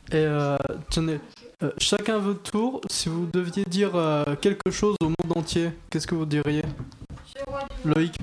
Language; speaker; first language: French; native; French